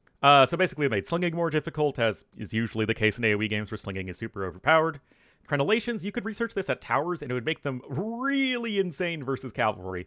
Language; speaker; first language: English; native; English